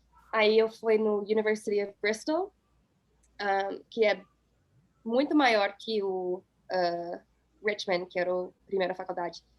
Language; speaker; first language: Portuguese; non-native, fluent; English